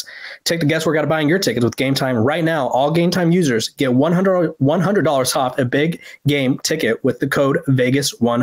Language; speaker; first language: English; native; English